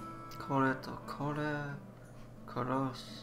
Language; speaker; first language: Japanese; non-native, learner; English